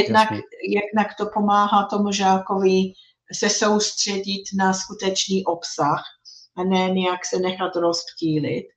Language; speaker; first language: Czech; non-native, fluent; English